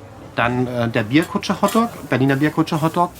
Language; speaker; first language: German; native; German